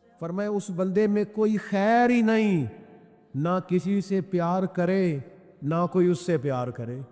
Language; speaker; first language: Urdu; non-native, local second language; Punjabi